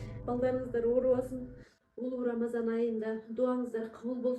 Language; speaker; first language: Kyrgyz; native; Kyrgyz